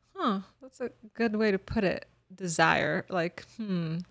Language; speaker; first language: English; early bilingual, other home language; Bosnian